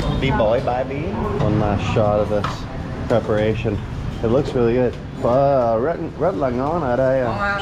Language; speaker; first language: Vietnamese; non-native, learner; English